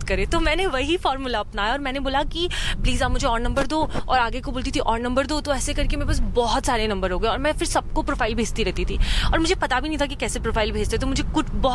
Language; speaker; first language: Hindi; native; Hindi